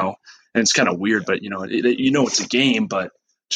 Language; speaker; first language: English; native; English